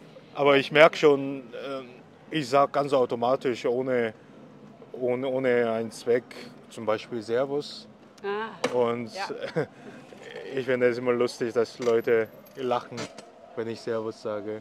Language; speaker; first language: German; non-native, fluent; Korean